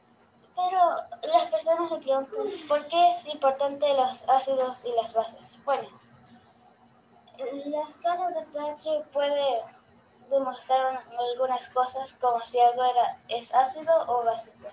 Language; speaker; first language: Spanish; early bilingual, heritage; Spanish